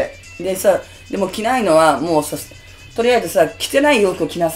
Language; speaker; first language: Japanese; native; Japanese